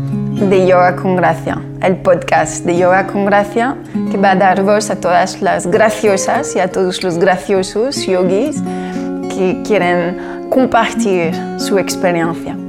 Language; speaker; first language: Spanish; non-native, fluent; French